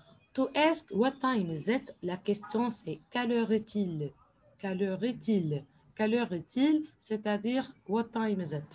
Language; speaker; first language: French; non-native, fluent; Arabic